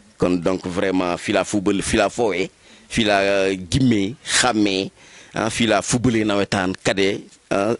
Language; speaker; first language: Wolof; native; Wolof